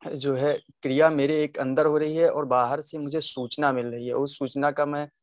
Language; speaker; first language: Hindi; native; Hindi